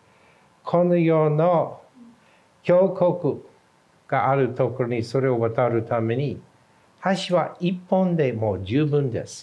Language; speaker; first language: Japanese; non-native, fluent; English